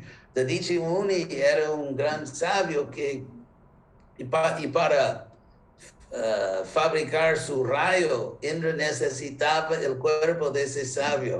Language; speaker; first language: Spanish; non-native, fluent; English